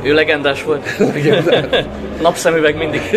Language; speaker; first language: Hungarian; native; Hungarian